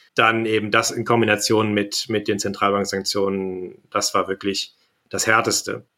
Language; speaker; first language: German; native; German